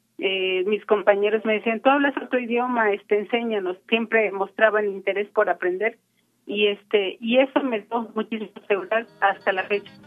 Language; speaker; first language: Spanish; non-native, local second language; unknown